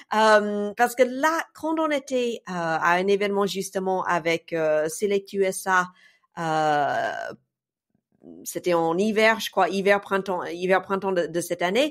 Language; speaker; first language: French; non-native, fluent; English